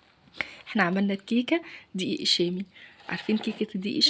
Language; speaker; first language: Arabic; native; Arabic